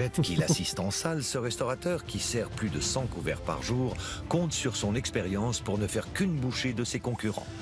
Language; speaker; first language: French; native; French